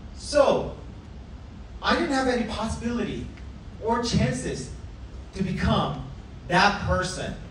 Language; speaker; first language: English; non-native, fluent; Korean